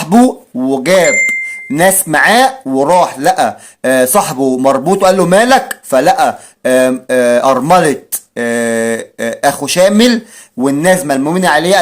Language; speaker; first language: Arabic; native; Arabic